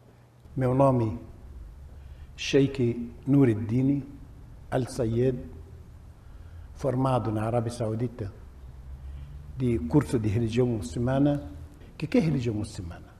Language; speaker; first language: Portuguese; non-native, fluent; Arabic